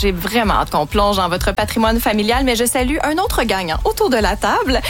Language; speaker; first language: French; native; French